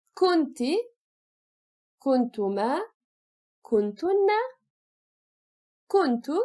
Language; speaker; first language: Arabic; non-native, fluent; Turkish